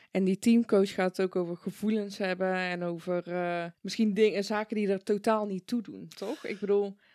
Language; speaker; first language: Dutch; early bilingual, other home language; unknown